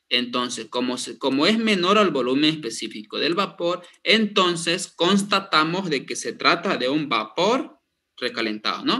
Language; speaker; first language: Spanish; native; Spanish